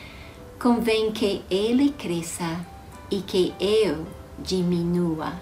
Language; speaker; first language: Portuguese; non-native, fluent; English